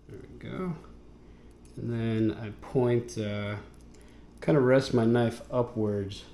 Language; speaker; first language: English; native; English